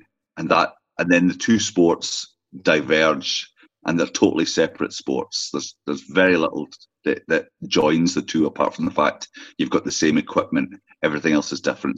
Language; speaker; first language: English; native; English